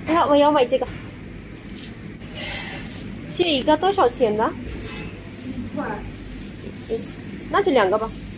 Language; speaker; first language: Chinese; non-native, learner; Urdu